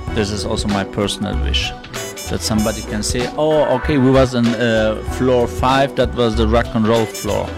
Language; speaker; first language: English; non-native, fluent; Turkish